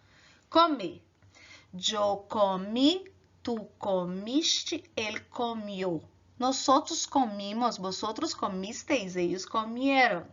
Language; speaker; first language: Spanish; non-native, learner; Portuguese